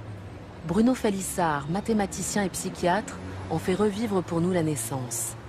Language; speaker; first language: French; native; French